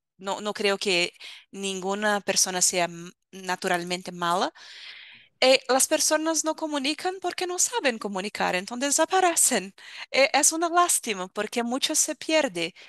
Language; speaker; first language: Spanish; non-native, fluent; Portuguese